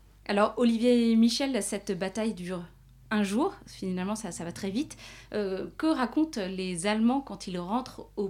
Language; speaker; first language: French; native; French